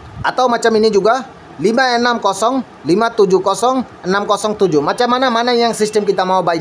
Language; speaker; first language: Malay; non-native, learner; Bangla